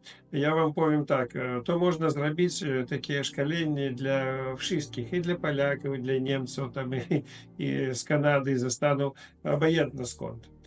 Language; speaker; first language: Polish; non-native, fluent; Russian